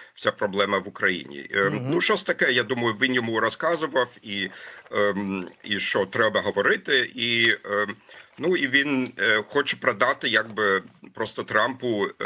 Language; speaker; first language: Ukrainian; non-native, fluent; German